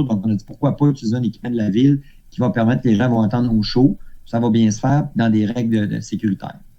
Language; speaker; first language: French; native; French